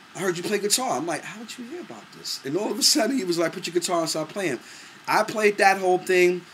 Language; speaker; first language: English; native; English